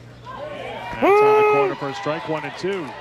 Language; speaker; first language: English; native; English